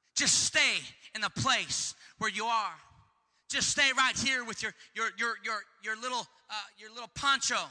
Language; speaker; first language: English; native; English